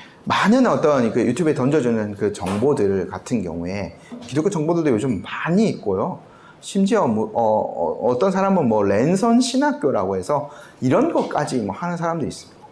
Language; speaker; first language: Korean; native; Korean